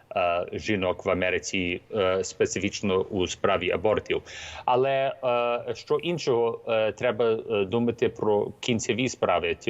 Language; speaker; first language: Ukrainian; early bilingual, heritage; Ukrainian